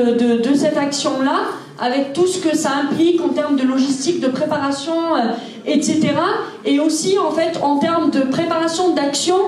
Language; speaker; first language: French; native; French